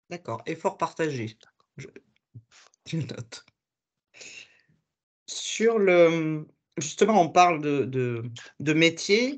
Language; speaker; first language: French; native; French